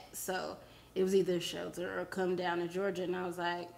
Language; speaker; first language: English; native; English